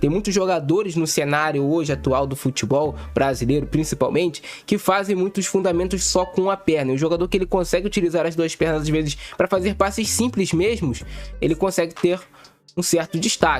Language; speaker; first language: Portuguese; native; Portuguese